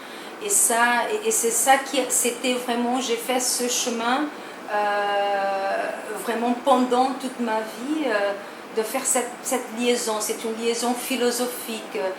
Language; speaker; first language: French; non-native, fluent; Portuguese